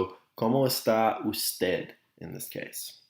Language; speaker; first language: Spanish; non-native, fluent; English